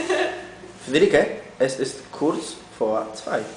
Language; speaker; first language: German; non-native, fluent; Polish